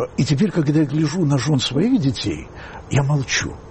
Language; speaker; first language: Russian; native; Russian